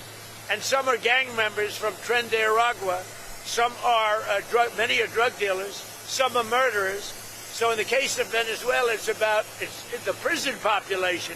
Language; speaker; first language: English; native; English